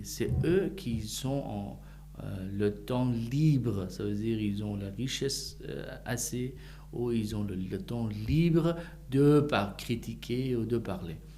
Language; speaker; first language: French; non-native, fluent; Persian